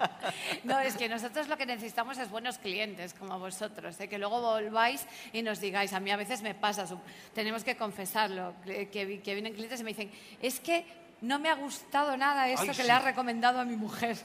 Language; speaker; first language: Spanish; native; Spanish